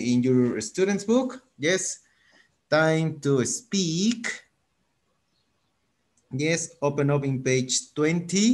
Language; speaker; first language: English; non-native, fluent; Spanish